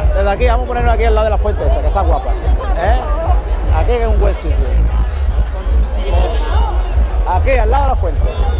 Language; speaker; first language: Spanish; native; Spanish